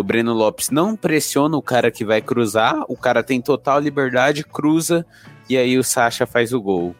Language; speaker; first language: Portuguese; native; Portuguese